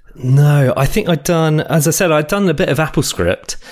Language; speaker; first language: English; native; English